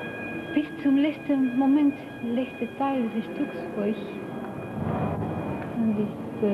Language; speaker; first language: German; non-native, fluent; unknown